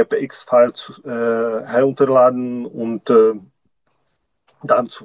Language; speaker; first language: German; non-native, learner; Czech